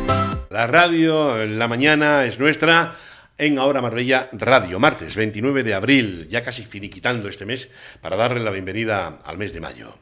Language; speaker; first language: Spanish; native; Spanish